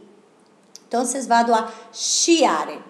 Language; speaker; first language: Italian; non-native, fluent; Portuguese